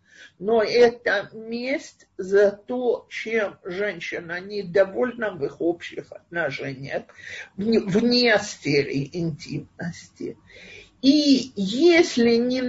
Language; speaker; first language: Russian; native; Russian